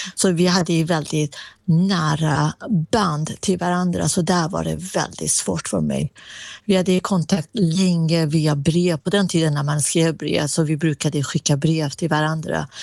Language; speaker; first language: Swedish; non-native, fluent; Persian